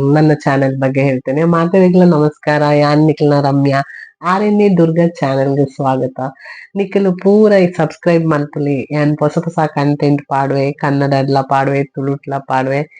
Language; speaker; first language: Kannada; non-native, local second language; Tulu